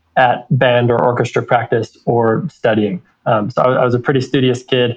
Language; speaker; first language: English; native; English